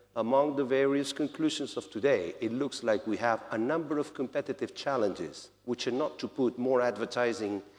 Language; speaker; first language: English; non-native, fluent; Spanish